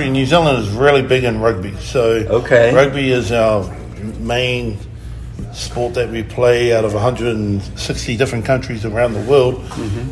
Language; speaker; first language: English; native; English